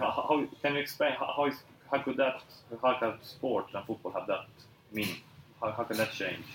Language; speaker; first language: English; non-native, fluent; Swedish